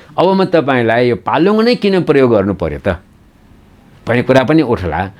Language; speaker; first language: Nepali; non-native, local second language; Newari